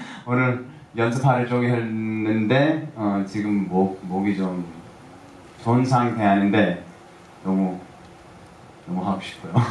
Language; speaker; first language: Korean; early bilingual, heritage; English